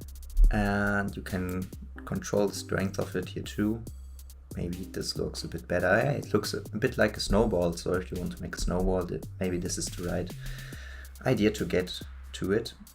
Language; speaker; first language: English; non-native, fluent; German